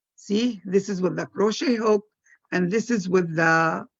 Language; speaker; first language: English; non-native, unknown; Arabic